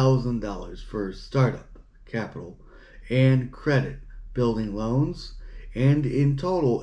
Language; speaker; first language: English; native; English